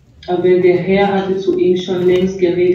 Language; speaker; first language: German; non-native, fluent; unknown